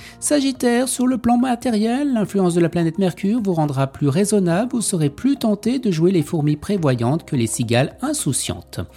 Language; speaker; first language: French; native; French